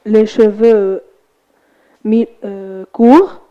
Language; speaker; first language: French; non-native, learner; Arabic